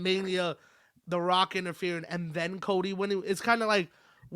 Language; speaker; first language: English; native; English